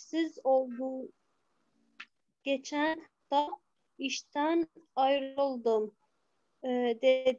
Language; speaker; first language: Turkish; non-native, fluent; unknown